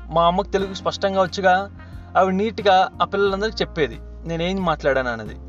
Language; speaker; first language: Telugu; non-native, local second language; Hindi